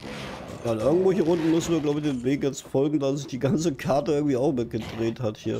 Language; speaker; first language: German; native; German